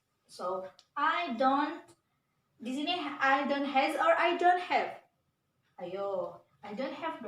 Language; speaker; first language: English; non-native, learner; Indonesian